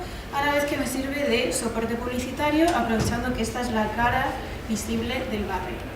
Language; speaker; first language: Spanish; native; Spanish